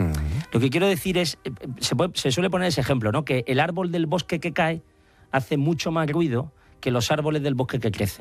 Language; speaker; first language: Spanish; native; Spanish